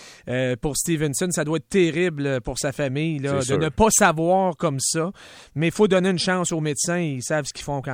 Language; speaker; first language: French; native; French